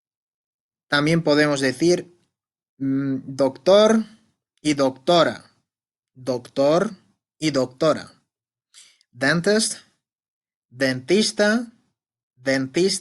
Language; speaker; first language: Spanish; non-native, fluent; Arabic